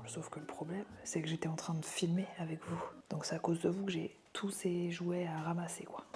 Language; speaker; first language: French; native; French